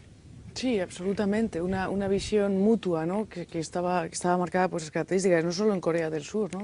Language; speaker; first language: Spanish; native; Spanish